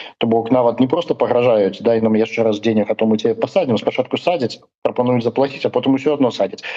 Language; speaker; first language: Belarusian; non-native, local second language; Russian